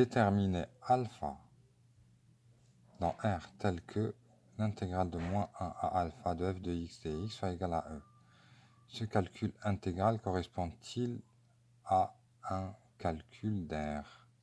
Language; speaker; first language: French; native; French